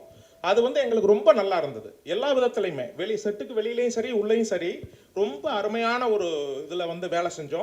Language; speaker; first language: Tamil; native; Tamil